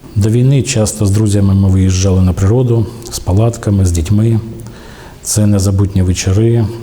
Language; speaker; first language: Ukrainian; native; Ukrainian